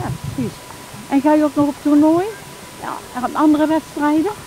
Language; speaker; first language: Dutch; native; Dutch